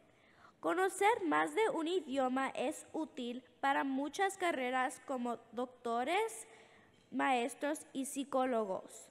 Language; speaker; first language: Spanish; early bilingual, heritage; English